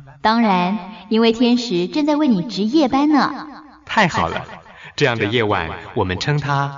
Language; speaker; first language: Chinese; native; Chinese